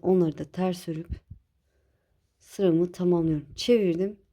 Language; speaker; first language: Turkish; native; Turkish